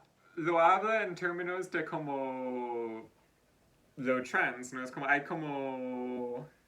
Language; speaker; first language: Spanish; non-native, fluent; English